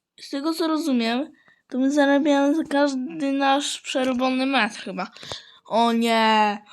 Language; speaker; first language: Polish; native; Polish